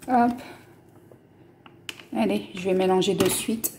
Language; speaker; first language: French; native; French